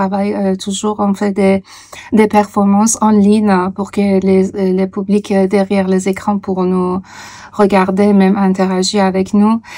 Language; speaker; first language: French; non-native, fluent; Persian